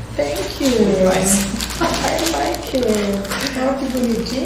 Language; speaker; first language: English; non-native, learner; Portuguese